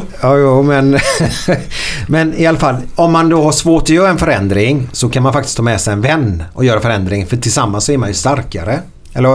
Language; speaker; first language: Swedish; native; Swedish